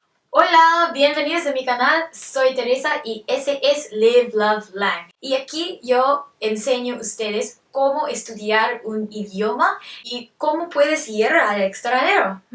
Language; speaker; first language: Spanish; non-native, learner; English